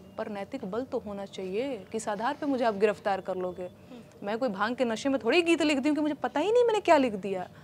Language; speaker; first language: Hindi; non-native, local second language; Bhojpuri